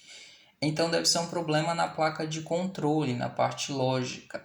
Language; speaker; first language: Portuguese; native; Portuguese